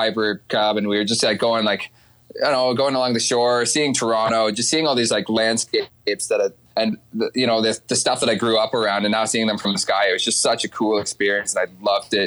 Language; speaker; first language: English; native; English